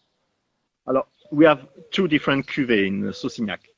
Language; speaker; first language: English; non-native, learner; French